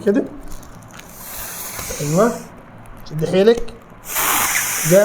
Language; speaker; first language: Arabic; native; Arabic